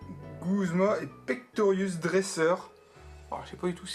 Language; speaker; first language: French; native; French